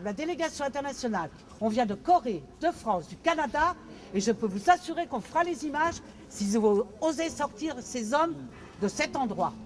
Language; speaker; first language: French; native; French